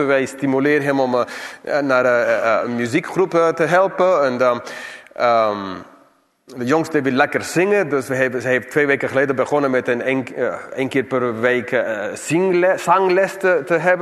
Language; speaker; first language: Dutch; non-native, fluent; English